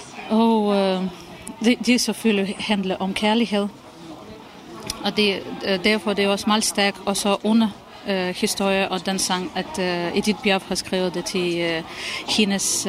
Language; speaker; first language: Danish; non-native, fluent; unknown